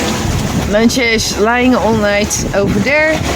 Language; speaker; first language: English; non-native, fluent; Dutch